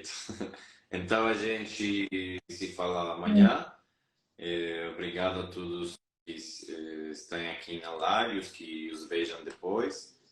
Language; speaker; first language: Portuguese; non-native, fluent; Spanish